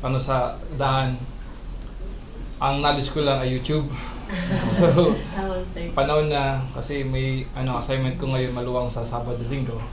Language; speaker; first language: Filipino; non-native, local second language; Bikol